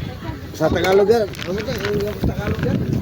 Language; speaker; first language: Filipino; non-native, local second language; Cebuano